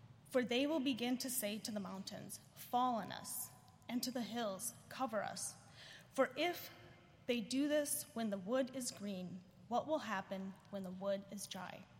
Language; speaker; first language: English; non-native, fluent; Ukrainian